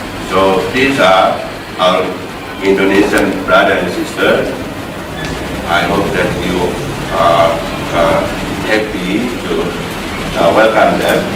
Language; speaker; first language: English; non-native, fluent; Indonesian